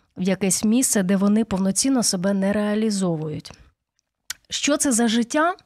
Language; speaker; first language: Ukrainian; native; Ukrainian